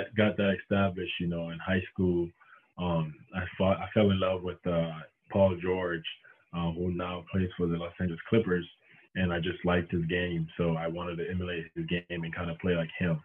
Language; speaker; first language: English; non-native, local second language; French